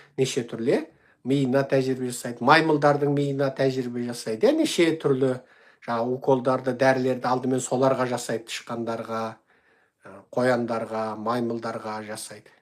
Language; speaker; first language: Kazakh; native; Kazakh